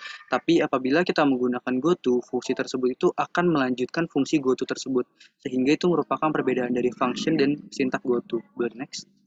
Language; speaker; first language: Indonesian; native; Indonesian